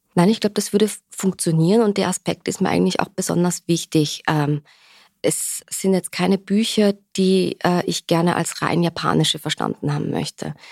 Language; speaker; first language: German; native; German